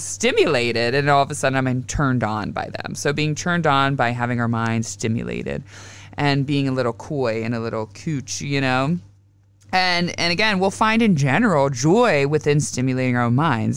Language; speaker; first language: English; native; English